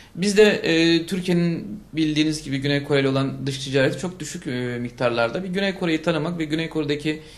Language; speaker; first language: Turkish; native; Turkish